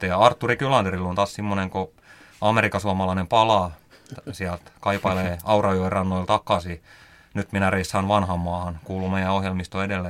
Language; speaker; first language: Finnish; native; Finnish